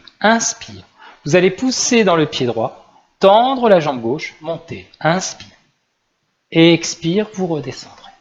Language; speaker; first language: French; native; French